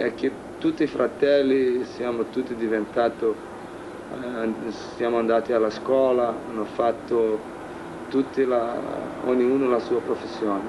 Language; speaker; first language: Italian; non-native, fluent; Portuguese